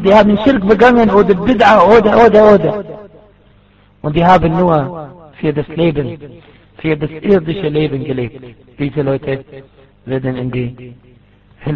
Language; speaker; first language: German; non-native, fluent; Arabic